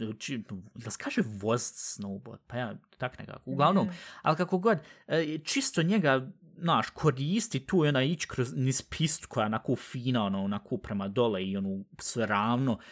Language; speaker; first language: Bosnian; early bilingual, heritage; Bosnian